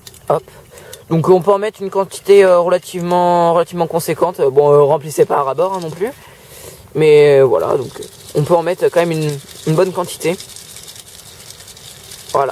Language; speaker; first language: French; native; French